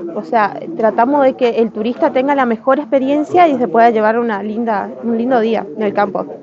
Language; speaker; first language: Spanish; native; Spanish